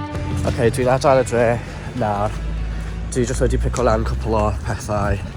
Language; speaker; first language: Welsh; non-native, learner; English